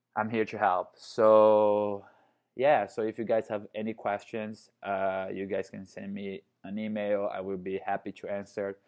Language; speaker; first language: English; non-native, fluent; Portuguese